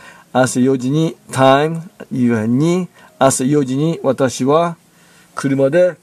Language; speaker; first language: Japanese; non-native, learner; English